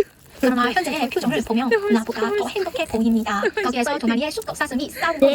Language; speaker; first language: Korean; non-native, learner; Cantonese